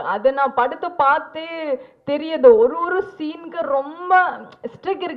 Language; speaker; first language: Tamil; non-native, learner; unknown